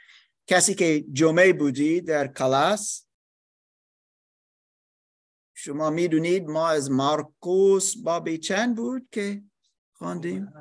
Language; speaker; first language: Persian; non-native, learner; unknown